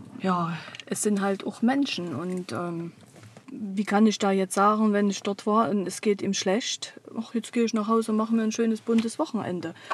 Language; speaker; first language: German; native; German